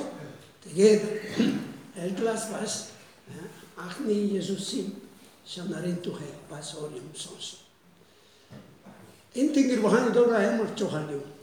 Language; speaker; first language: Mongolian; non-native, fluent; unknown